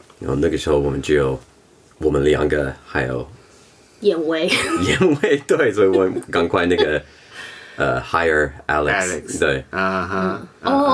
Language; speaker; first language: Chinese; non-native, learner; English